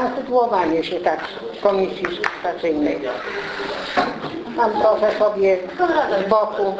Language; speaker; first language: Polish; native; Polish